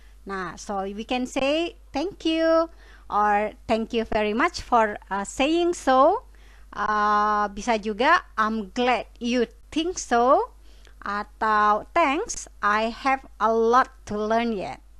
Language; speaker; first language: English; non-native, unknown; Indonesian